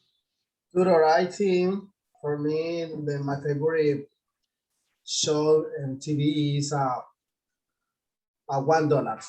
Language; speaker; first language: English; non-native, learner; Spanish